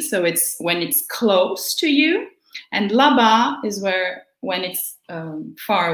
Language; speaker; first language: English; non-native, fluent; Portuguese